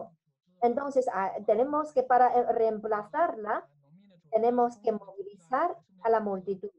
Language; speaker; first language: Spanish; non-native, learner; Chinese